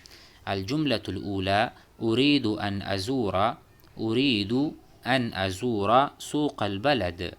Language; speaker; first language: Arabic; non-native, fluent; Urdu